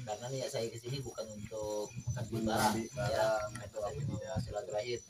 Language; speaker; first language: Indonesian; native; Indonesian